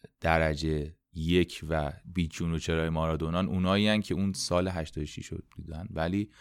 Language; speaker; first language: Persian; native; Persian